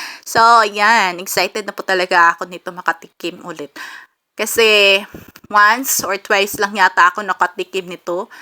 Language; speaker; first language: Filipino; non-native, local second language; Cebuano